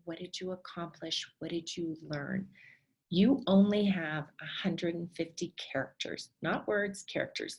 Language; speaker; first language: English; native; English